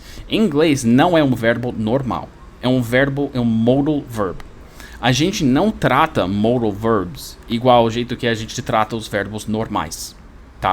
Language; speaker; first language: Portuguese; non-native, fluent; English